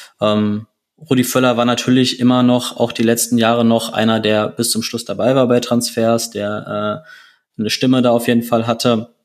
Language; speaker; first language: German; native; German